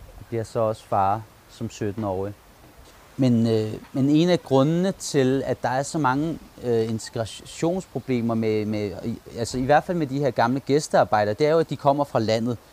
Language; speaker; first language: Danish; early bilingual, other home language; Turkish